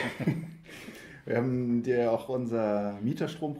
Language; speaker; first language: German; native; German